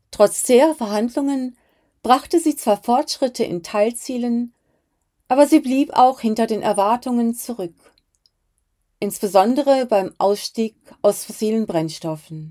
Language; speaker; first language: German; native; German